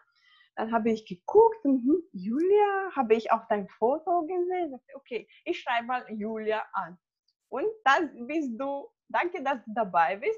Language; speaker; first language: German; non-native, fluent; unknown